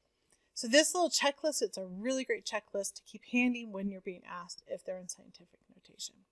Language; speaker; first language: English; native; English